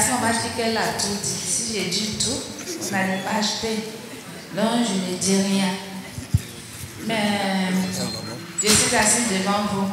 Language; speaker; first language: French; non-native, local second language; Baoulé